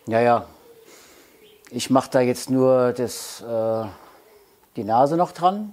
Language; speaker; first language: German; native; German